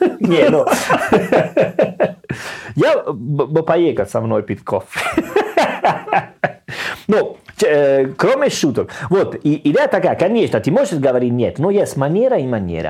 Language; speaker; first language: Russian; non-native, learner; Italian